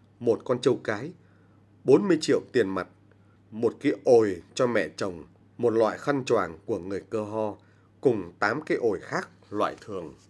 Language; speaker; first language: Vietnamese; native; Vietnamese